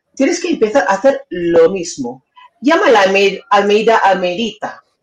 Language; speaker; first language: Spanish; non-native, fluent; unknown